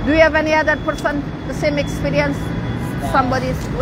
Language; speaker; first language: English; non-native, learner; Persian